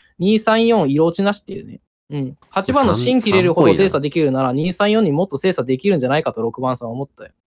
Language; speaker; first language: Japanese; native; Japanese